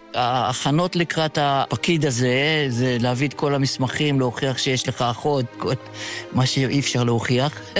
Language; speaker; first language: Hebrew; early bilingual, other home language; Yiddish